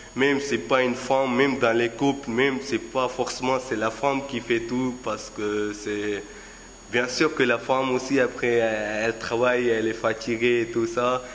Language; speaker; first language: French; non-native, fluent; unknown